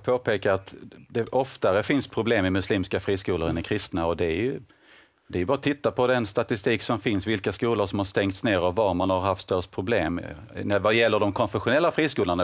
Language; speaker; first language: Swedish; native; Swedish